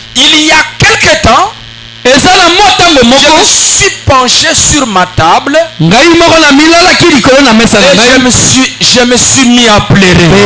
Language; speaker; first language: French; non-native, local second language; Lingala